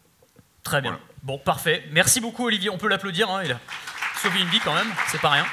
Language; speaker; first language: French; native; French